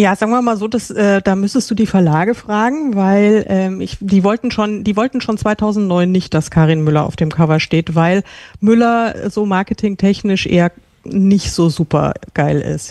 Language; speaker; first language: German; native; German